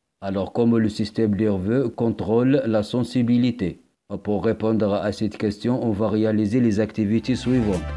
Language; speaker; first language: French; non-native, local second language; Arabic